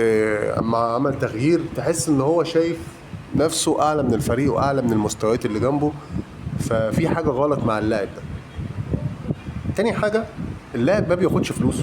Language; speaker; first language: Arabic; native; Arabic